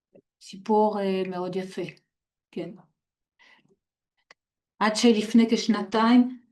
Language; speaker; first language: Hebrew; non-native, fluent; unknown